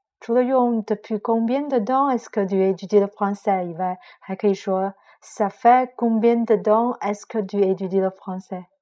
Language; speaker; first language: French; non-native, fluent; Chinese